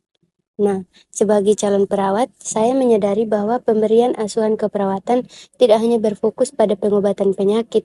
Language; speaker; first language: Indonesian; native; Indonesian